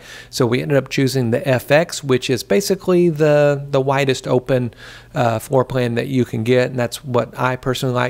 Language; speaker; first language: English; native; English